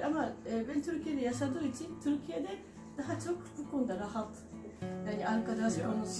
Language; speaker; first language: Turkish; non-native, fluent; Japanese